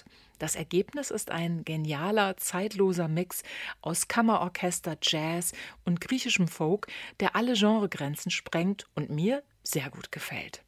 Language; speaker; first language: German; native; German